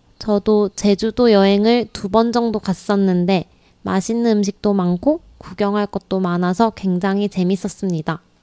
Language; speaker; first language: Korean; native; Korean